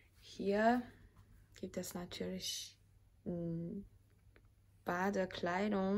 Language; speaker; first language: German; non-native, fluent; Chinese